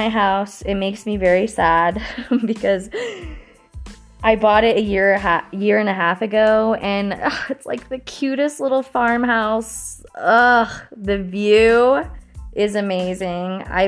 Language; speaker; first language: English; native; English